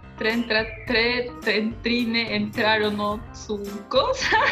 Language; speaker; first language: Italian; non-native, learner; Spanish